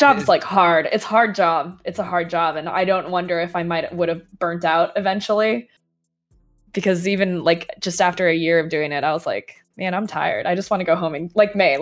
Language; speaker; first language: English; native; English